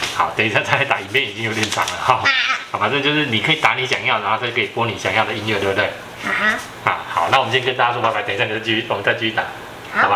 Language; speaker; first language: Chinese; native; Chinese